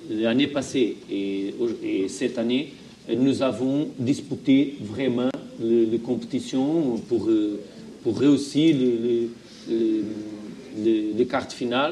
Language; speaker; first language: French; non-native, learner; Portuguese